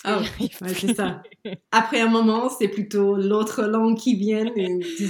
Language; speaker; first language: French; non-native, learner; English